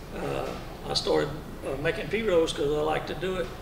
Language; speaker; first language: English; native; English